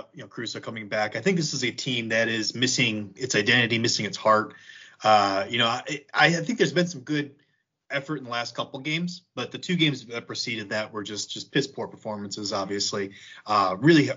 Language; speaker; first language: English; native; English